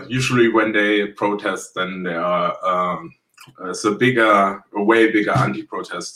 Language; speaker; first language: English; non-native, fluent; German